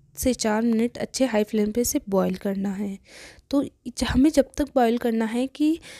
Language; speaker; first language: Hindi; native; Hindi